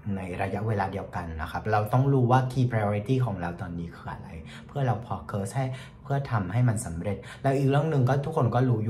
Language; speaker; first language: Thai; non-native, fluent; Vietnamese